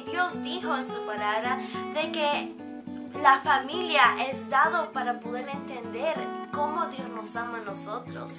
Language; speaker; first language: Spanish; early bilingual, heritage; Spanish